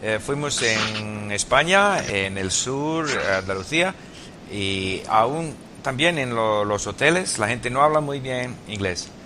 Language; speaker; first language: Spanish; non-native, learner; English